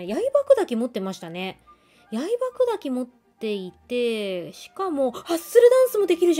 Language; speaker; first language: Japanese; native; Japanese